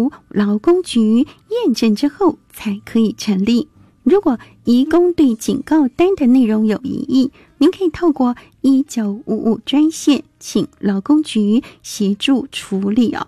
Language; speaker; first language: Chinese; native; Chinese